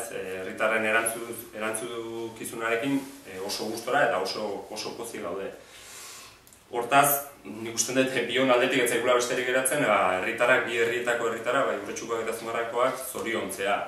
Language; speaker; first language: Basque; native; Basque